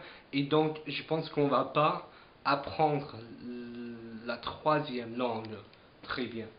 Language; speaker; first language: French; non-native, fluent; English